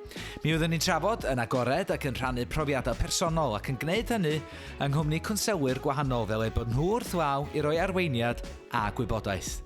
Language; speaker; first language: Welsh; native; Welsh